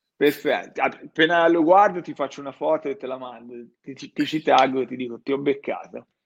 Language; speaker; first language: Italian; native; Italian